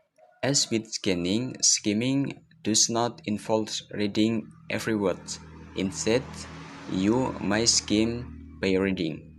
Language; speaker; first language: English; non-native, learner; Indonesian